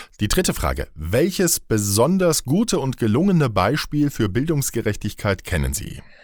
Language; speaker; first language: German; native; German